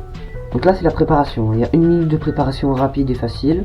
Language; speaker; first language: French; native; French